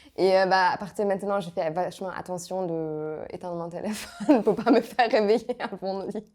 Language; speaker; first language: French; non-native, fluent; German